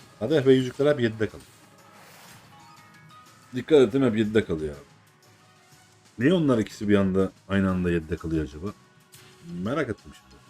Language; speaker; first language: Turkish; native; Turkish